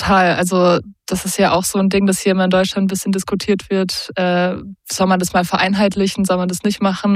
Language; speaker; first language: German; native; German